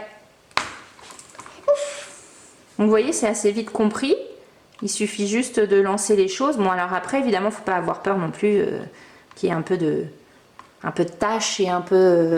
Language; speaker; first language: French; native; French